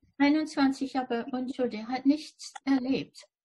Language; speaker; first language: German; non-native, fluent; English